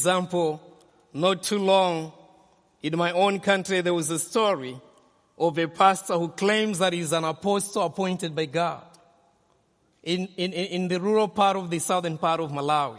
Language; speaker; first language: English; non-native, local second language; Nyanja